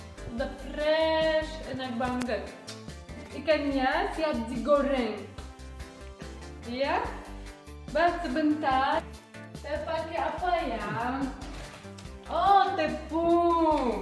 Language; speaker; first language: Indonesian; non-native, learner; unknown